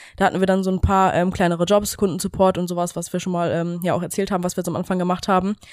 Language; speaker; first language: German; native; German